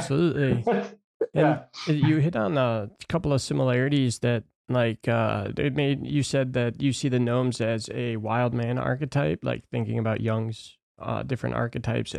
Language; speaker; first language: English; native; English